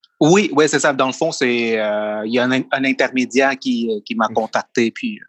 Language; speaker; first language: French; non-native, fluent; Thai